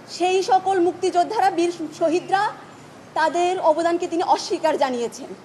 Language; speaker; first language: Bangla; non-native, local second language; Chakma